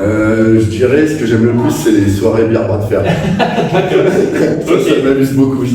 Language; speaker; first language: French; native; French